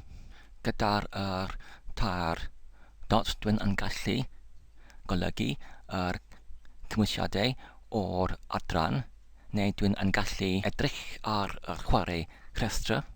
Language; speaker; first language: Welsh; non-native, learner; English